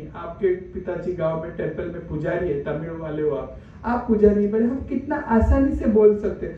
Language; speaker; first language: Hindi; non-native, local second language; Marathi